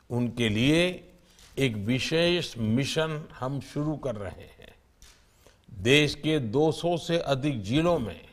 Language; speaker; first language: Hindi; non-native, local second language; Gujarati